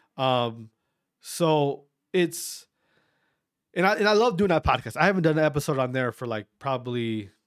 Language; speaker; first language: English; native; English